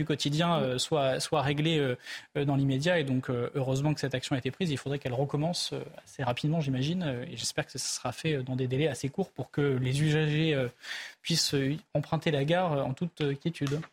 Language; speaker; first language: French; native; French